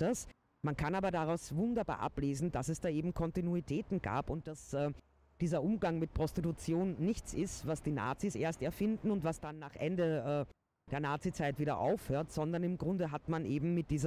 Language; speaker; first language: German; native; German